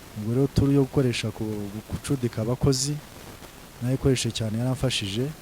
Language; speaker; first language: Kinyarwanda; early bilingual, heritage; Kinyarwanda